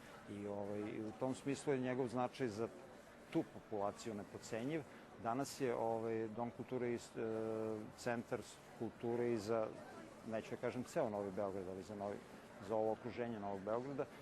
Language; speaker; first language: Serbian; native; Serbian